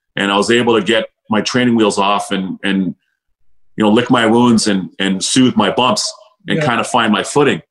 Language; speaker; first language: English; native; English